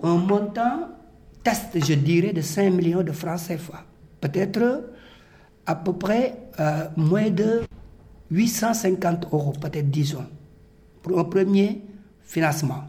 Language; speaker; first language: French; non-native, local second language; Wolof